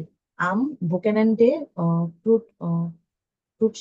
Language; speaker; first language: German; non-native, learner; Bangla